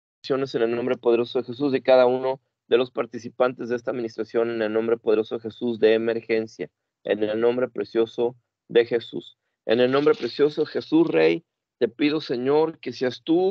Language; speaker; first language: Spanish; native; Spanish